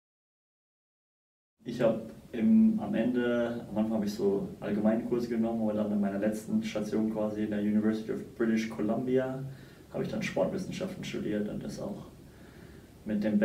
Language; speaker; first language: German; native; German